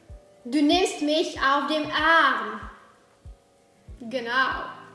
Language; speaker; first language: German; non-native, learner; Polish